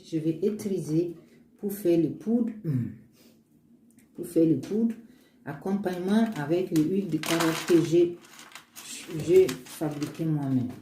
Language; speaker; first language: French; non-native, learner; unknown